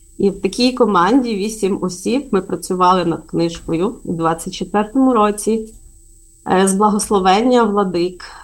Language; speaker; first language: Ukrainian; native; Ukrainian